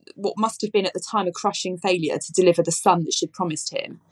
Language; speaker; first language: English; native; English